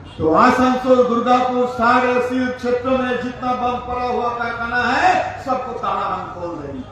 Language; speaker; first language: Hindi; non-native, local second language; Bangla